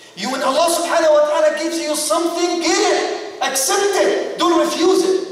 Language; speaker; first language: English; non-native, fluent; Arabic